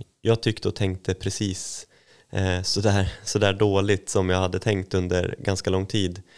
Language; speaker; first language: Swedish; native; Swedish